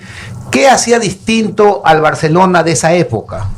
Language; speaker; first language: Spanish; native; Spanish